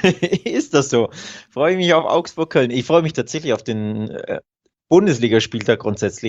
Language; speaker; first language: German; native; German